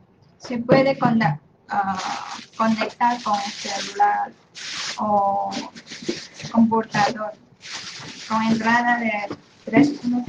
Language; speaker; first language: Spanish; non-native, fluent; Chinese